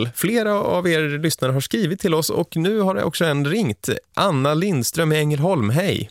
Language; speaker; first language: Swedish; native; Swedish